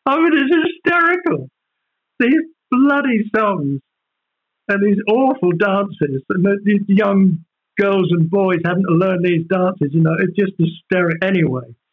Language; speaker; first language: English; native; English